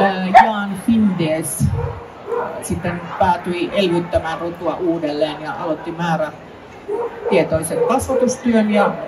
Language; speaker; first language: Finnish; native; Finnish